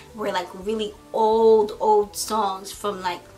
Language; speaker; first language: English; early bilingual, other home language; Haitian Creole